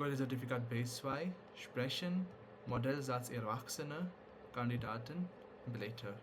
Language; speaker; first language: German; non-native, fluent; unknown